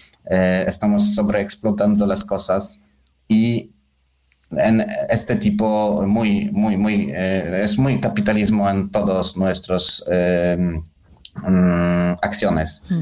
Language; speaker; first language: Spanish; non-native, fluent; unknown